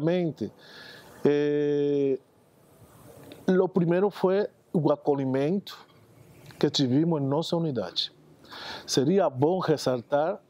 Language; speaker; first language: Portuguese; non-native, fluent; Spanish